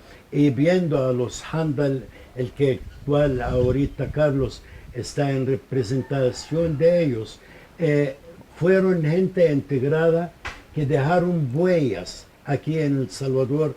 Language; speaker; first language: Spanish; non-native, fluent; Arabic